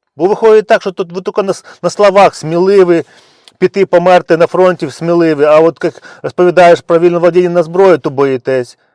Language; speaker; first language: Ukrainian; native; Ukrainian